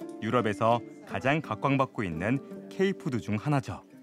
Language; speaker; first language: Korean; native; Korean